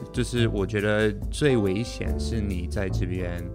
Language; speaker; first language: Chinese; non-native, fluent; English